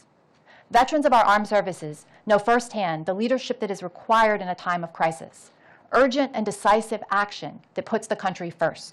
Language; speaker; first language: English; native; English